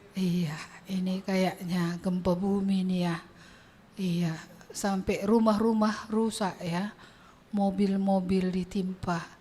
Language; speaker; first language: Indonesian; non-native, local second language; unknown